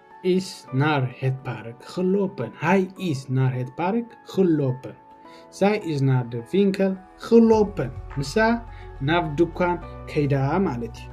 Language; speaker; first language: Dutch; non-native, learner; Tigrinya